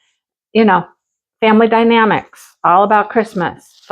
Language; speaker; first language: English; native; English